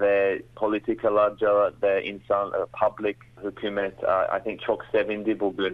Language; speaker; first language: Turkish; early bilingual, heritage; Turkish